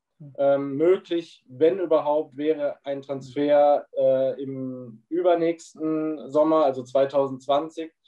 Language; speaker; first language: German; native; German